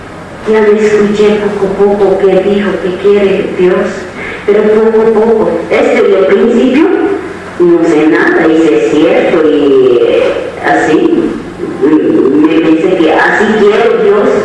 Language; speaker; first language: Spanish; non-native, local second language; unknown